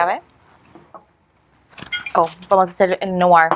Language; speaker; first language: Spanish; native; Spanish